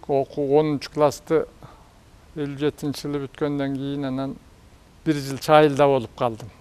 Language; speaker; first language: Kyrgyz; native; Kyrgyz